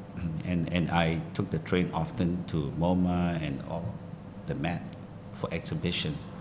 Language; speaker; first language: English; non-native, local second language; Min Nan Chinese